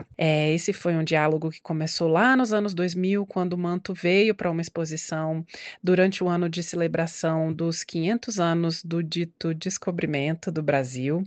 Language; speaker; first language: Portuguese; native; Portuguese